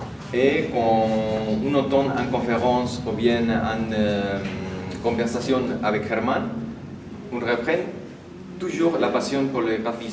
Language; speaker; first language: French; non-native, fluent; Spanish